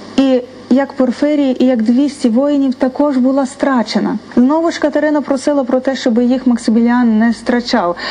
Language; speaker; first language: Ukrainian; native; Ukrainian